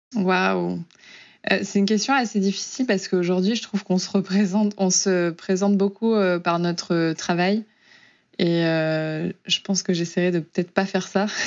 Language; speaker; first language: French; native; French